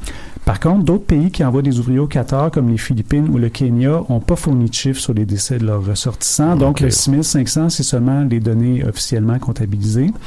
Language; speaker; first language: French; native; French